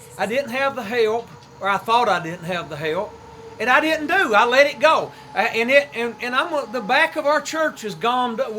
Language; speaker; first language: English; native; English